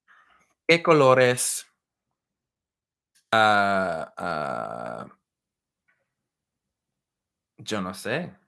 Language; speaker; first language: Spanish; non-native, learner; English